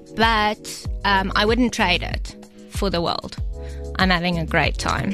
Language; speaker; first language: English; non-native, local second language; Afrikaans